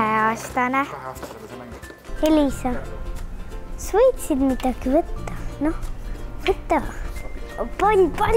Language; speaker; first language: Estonian; native; Estonian